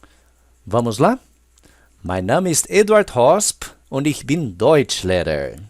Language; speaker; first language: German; non-native, fluent; Portuguese